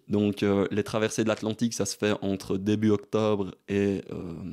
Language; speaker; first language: French; native; French